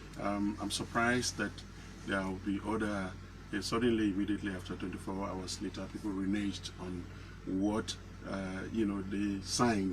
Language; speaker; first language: English; non-native, local second language; Yoruba